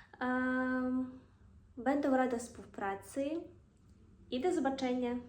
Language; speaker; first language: Polish; non-native, fluent; Ukrainian